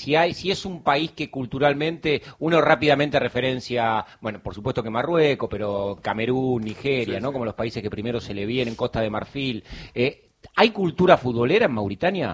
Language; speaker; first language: Spanish; native; Spanish